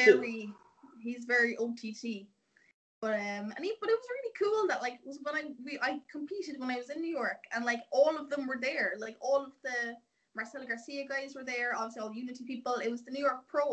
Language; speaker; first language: English; native; English